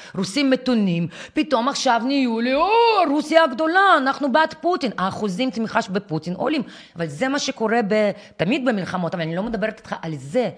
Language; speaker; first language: Hebrew; non-native, fluent; Ukrainian